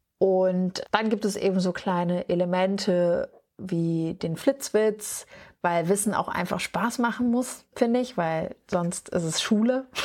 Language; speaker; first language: German; native; German